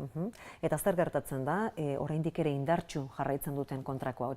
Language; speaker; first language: Basque; native; Basque